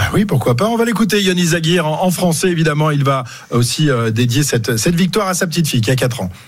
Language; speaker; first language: French; native; French